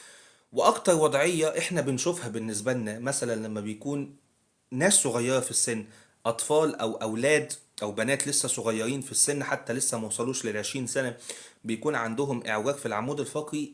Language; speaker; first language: Arabic; native; Arabic